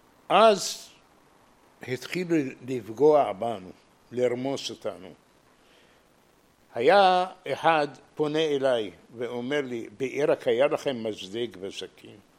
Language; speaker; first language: Hebrew; non-native, fluent; Arabic